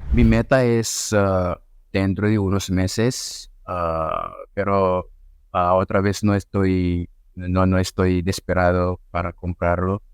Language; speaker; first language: Spanish; non-native, fluent; Filipino